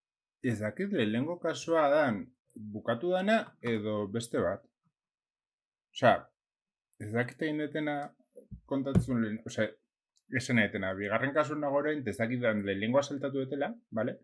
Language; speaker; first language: Basque; non-native, local second language; Spanish